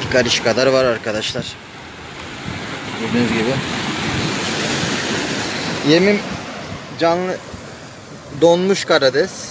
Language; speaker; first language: Turkish; native; Turkish